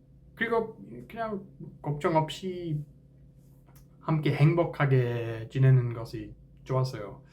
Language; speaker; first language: Korean; non-native, fluent; English